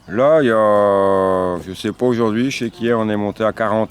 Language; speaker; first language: French; native; French